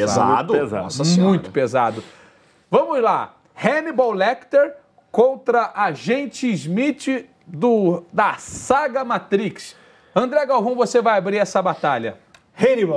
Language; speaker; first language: Portuguese; native; Portuguese